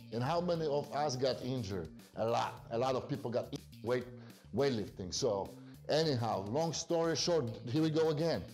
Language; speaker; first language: English; non-native, fluent; Polish